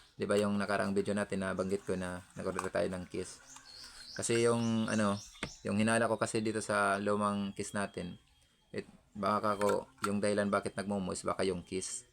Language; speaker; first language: Filipino; non-native, local second language; Cebuano